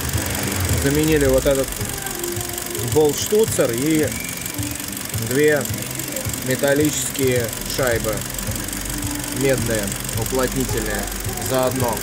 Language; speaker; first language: Russian; native; Russian